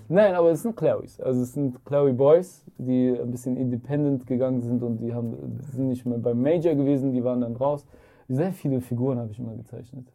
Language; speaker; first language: German; early bilingual, other home language; Arabic